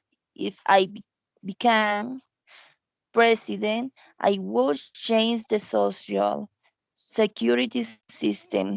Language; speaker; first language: English; non-native, learner; Spanish